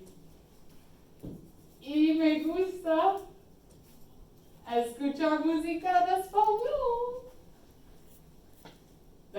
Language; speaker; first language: Spanish; non-native, fluent; English